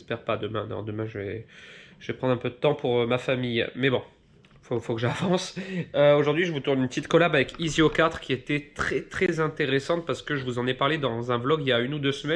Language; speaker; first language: French; native; French